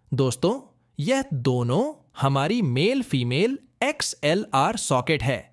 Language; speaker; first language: Hindi; native; Hindi